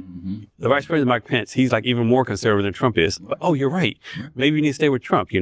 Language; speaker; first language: English; native; English